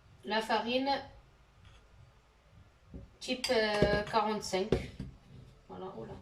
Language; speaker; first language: French; non-native, local second language; Arabic